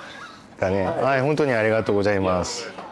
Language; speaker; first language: Japanese; non-native, learner; Korean